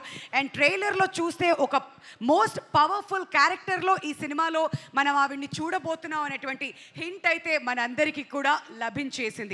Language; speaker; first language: Telugu; native; Telugu